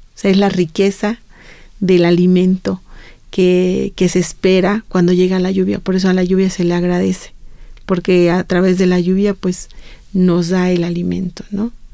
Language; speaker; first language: Spanish; non-native, local second language; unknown